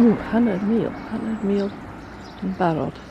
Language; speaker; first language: Welsh; non-native, fluent; English